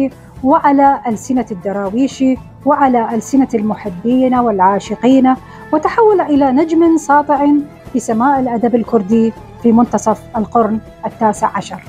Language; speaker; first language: Arabic; non-native, local second language; Kurdish